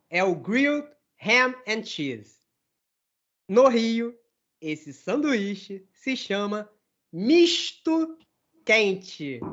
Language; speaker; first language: Portuguese; native; Portuguese